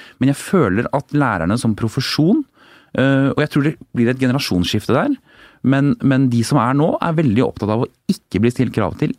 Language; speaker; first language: Norwegian; native; Norwegian